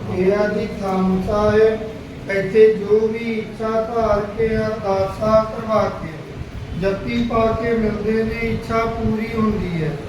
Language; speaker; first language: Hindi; non-native, local second language; Punjabi